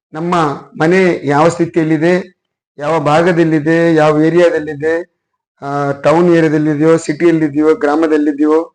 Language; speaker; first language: Kannada; non-native, local second language; Urdu